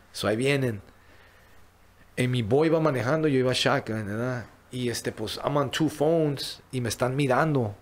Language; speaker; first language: Spanish; early bilingual, heritage; Spanish